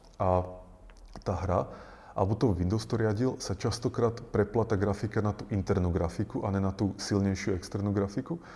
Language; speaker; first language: Slovak; native; Slovak